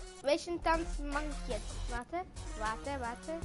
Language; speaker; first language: German; early bilingual, other home language; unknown